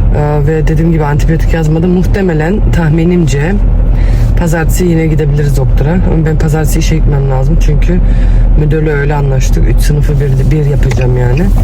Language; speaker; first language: Turkish; early bilingual, heritage; Turkish